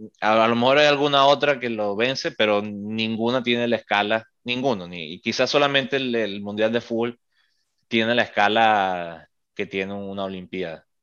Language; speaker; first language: Spanish; native; Spanish